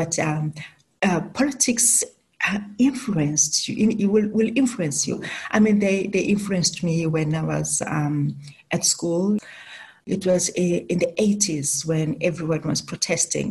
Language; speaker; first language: English; non-native, local second language; Southern Sotho